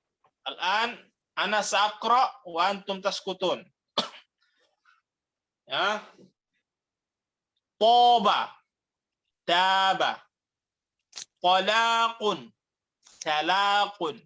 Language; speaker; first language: Arabic; non-native, fluent; Indonesian